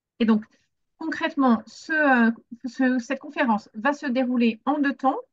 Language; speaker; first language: French; native; French